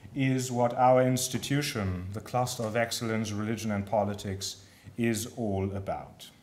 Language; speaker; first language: English; non-native, fluent; German